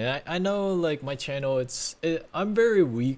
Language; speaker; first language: English; native; English